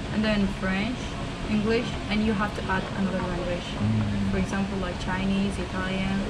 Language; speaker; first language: English; non-native, learner; Arabic